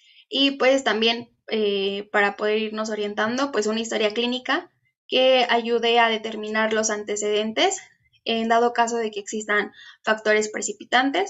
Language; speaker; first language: Spanish; native; Spanish